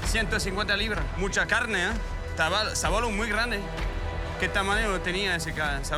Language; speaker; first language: Spanish; non-native, fluent; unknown